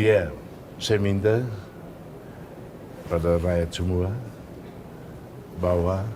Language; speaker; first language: Indonesian; non-native, fluent; Tetum